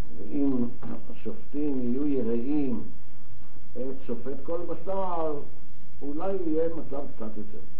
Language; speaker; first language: Hebrew; native; Hebrew